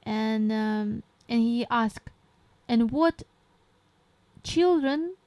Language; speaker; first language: English; non-native, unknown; Ukrainian